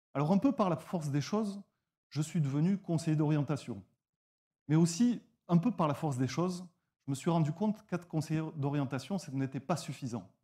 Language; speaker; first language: French; native; French